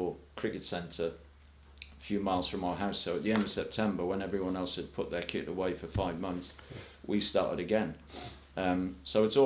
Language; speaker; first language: English; native; English